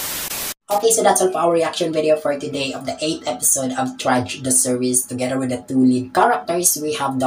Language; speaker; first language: English; non-native, local second language; Filipino